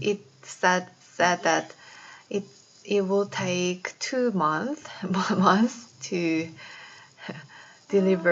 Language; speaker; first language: English; non-native, fluent; Korean